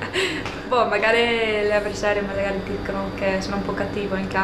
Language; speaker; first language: Italian; non-native, fluent; English